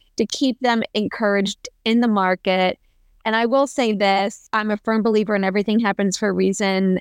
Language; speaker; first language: English; native; English